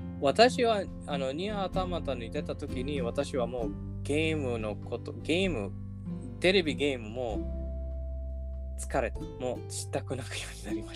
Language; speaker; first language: Japanese; non-native, learner; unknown